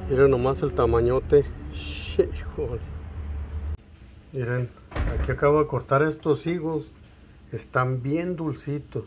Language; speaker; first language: Spanish; native; Spanish